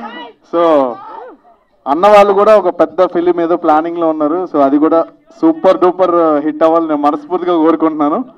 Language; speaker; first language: Telugu; native; Telugu